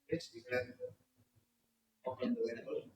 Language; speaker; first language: English; non-native, learner; Indonesian